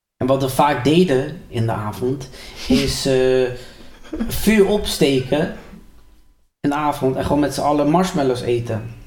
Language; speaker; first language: Dutch; early bilingual, other home language; Spanish